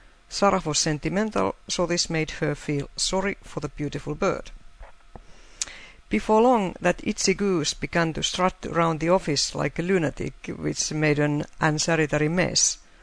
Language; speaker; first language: English; non-native, fluent; Finnish